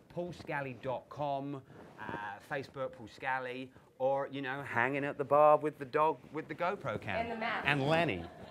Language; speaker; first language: English; native; English